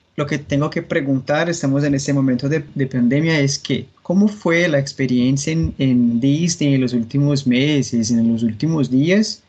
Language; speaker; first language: Spanish; non-native, fluent; Portuguese